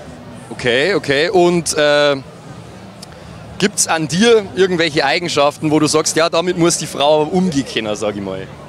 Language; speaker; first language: German; native; German